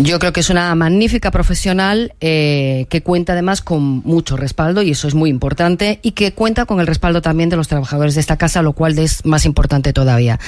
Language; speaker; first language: Spanish; native; Spanish